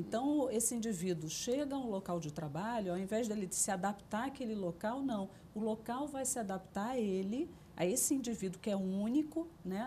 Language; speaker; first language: Portuguese; native; Portuguese